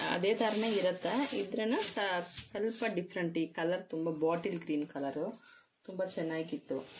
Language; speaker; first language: Kannada; non-native, local second language; Tamil